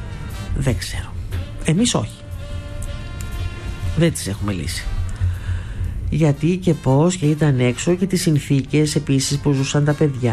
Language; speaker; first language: Greek; native; Greek